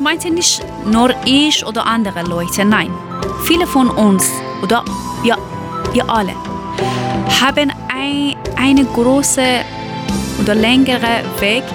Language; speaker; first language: German; non-native, learner; Persian